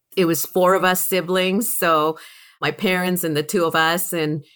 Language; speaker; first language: English; early bilingual, other home language; Spanish